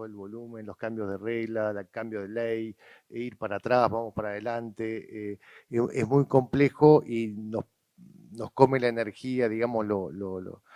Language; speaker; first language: Spanish; native; Spanish